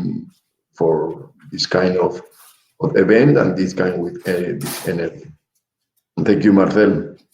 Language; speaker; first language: English; non-native, learner; Spanish